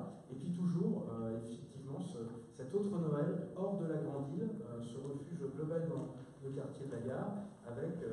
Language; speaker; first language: French; native; French